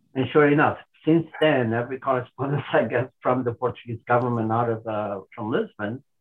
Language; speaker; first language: English; non-native, fluent; Portuguese